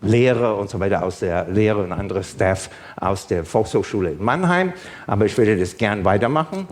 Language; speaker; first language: German; non-native, fluent; English